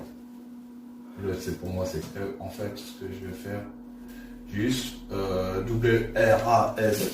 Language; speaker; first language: French; native; French